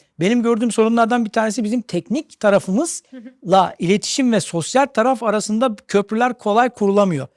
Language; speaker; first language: Turkish; native; Turkish